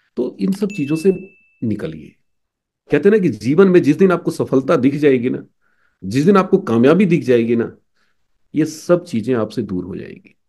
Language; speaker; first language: Hindi; native; Hindi